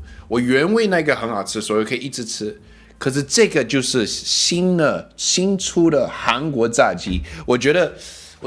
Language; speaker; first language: Chinese; early bilingual, heritage; English